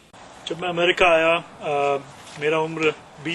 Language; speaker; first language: Hindi; native; Hindi